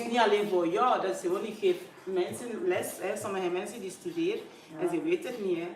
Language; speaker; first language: Dutch; non-native, fluent; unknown